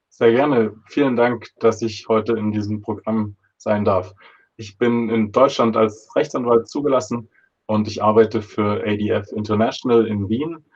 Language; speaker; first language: German; native; German